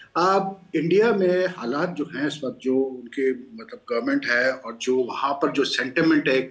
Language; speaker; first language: Urdu; non-native, local second language; Punjabi